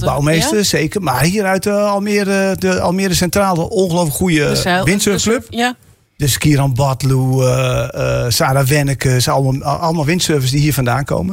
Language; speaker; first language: Dutch; native; Dutch